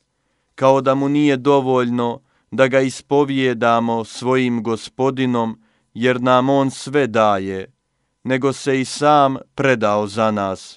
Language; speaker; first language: Croatian; native; Croatian